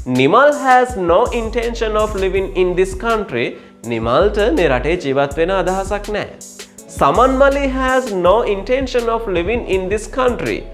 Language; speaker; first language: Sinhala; native; Sinhala